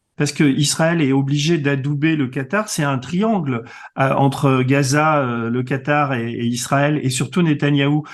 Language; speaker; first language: French; native; French